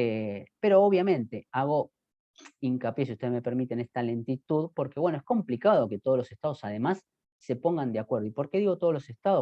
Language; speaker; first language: Spanish; native; Spanish